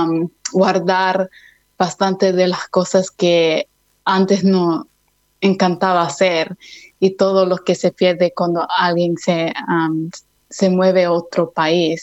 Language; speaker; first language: Spanish; early bilingual, other home language; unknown